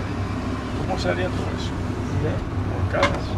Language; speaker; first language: Spanish; native; Spanish